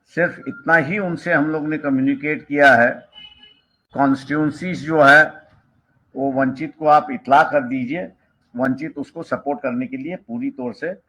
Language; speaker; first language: Hindi; non-native, local second language; Marathi